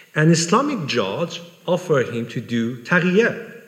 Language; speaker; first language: English; non-native, fluent; Persian